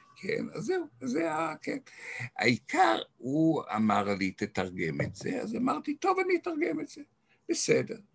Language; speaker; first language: Hebrew; non-native, local second language; German